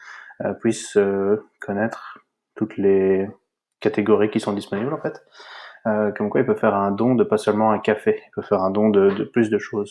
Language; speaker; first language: French; native; French